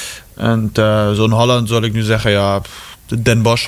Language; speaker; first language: Dutch; non-native, fluent; German